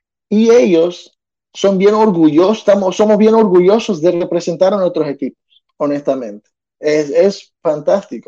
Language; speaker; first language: Spanish; early bilingual, heritage; Spanish